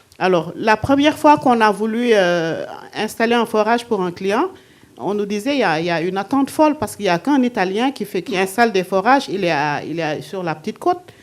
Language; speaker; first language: French; non-native, local second language; Wolof